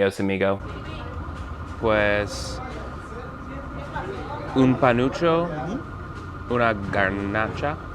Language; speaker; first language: Spanish; non-native, learner; English